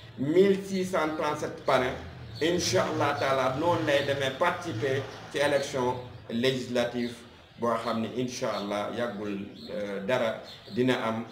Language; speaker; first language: Wolof; non-native, local second language; Fula